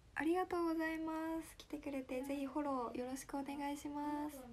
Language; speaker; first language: Japanese; native; Japanese